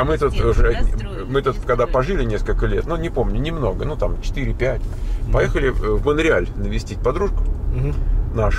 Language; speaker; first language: Russian; native; Russian